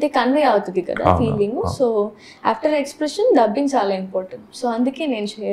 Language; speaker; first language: Telugu; non-native, learner; Tamil